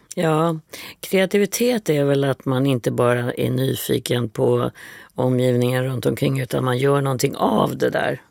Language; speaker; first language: Swedish; native; Swedish